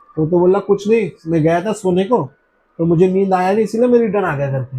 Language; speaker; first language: Hindi; non-native, local second language; Marathi